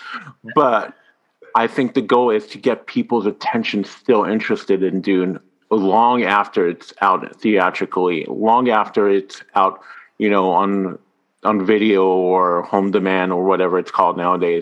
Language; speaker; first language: English; non-native, fluent; French